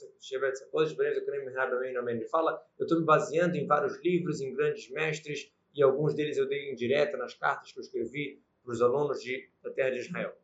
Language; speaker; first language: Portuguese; native; Portuguese